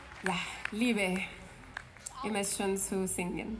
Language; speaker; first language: German; non-native, fluent; Spanish